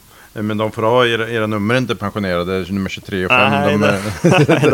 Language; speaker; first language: Swedish; native; Swedish